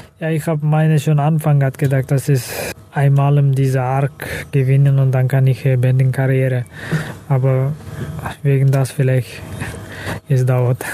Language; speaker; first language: German; non-native, learner; Kazakh